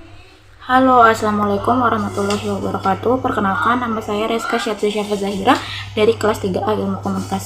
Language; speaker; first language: Indonesian; native; Indonesian